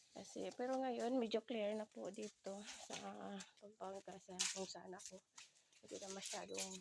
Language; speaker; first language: Filipino; non-native, local second language; Cebuano